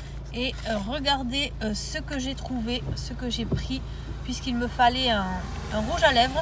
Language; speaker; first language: French; native; French